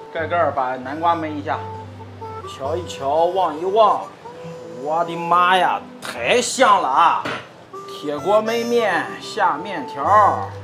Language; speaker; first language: Chinese; native; Chinese